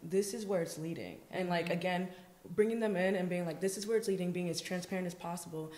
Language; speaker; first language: English; native; English